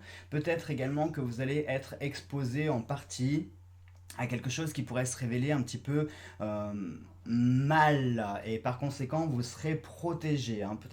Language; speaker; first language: French; native; French